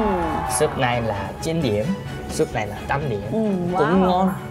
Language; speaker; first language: Vietnamese; non-native, fluent; Korean